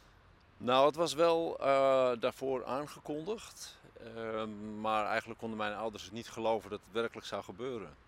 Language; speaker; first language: Dutch; native; Dutch